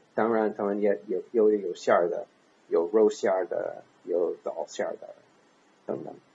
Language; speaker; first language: Chinese; non-native, learner; English